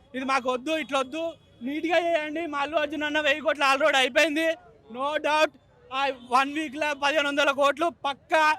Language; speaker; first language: Telugu; native; Telugu